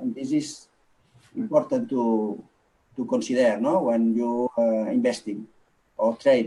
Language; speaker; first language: English; non-native, local second language; Catalan